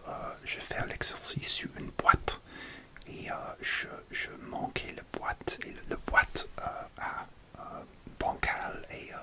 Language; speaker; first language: French; non-native, learner; English